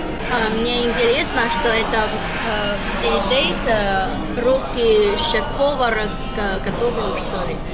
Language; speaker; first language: Russian; non-native, learner; Chinese